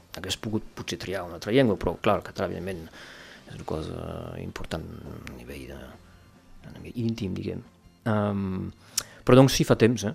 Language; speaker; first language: Catalan; non-native, local second language; French